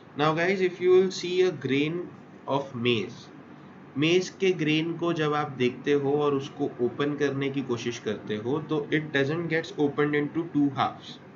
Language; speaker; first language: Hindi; non-native, local second language; Marathi